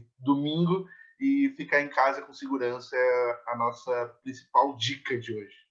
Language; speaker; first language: Portuguese; native; Portuguese